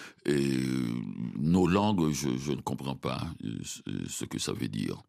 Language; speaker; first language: French; non-native, local second language; Haitian Creole